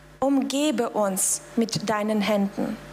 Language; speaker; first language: German; non-native, fluent; Russian